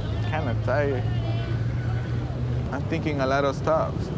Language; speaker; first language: English; early bilingual, other home language; Spanish